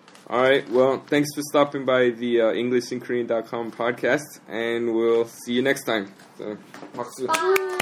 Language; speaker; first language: English; native; English